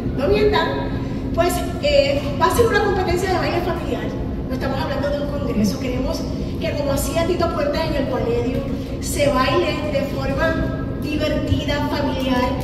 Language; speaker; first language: Spanish; native; Spanish